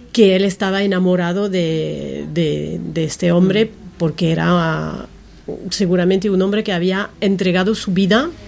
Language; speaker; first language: Spanish; non-native, fluent; French